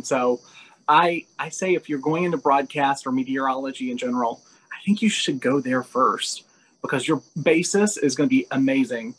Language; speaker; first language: English; native; English